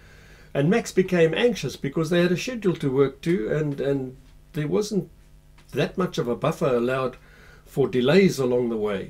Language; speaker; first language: English; native; English